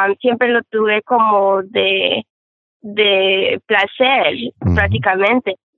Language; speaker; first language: Spanish; early bilingual, heritage; Spanish